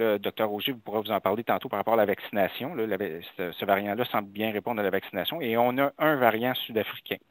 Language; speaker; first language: French; native; French